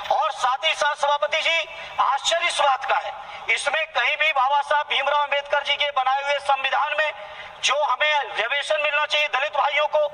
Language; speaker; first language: Hindi; native; Hindi